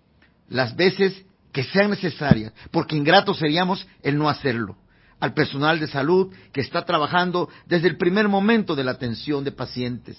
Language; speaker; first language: Spanish; native; Spanish